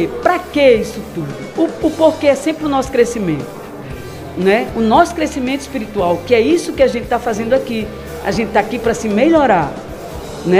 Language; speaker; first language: Portuguese; native; Portuguese